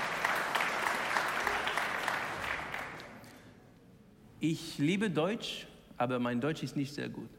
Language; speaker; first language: German; non-native, learner; English